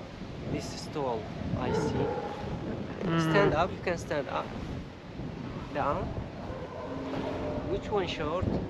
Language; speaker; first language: English; non-native, learner; Turkish